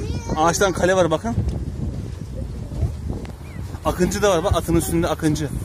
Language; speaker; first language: Turkish; native; Turkish